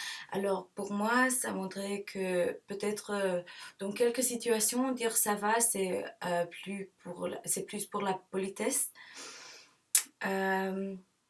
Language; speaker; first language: French; non-native, learner; English